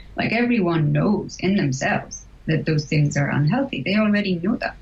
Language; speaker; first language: English; native; English